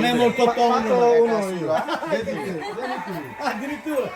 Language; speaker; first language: Italian; non-native, learner; Bangla